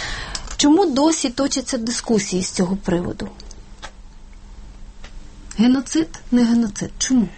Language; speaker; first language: Ukrainian; native; Ukrainian